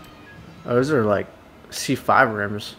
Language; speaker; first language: English; native; English